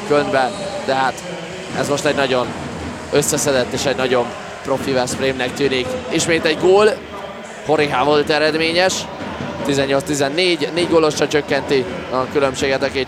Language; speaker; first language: Hungarian; native; Hungarian